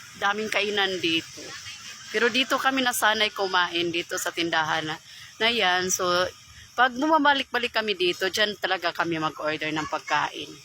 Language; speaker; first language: Filipino; non-native, local second language; Cebuano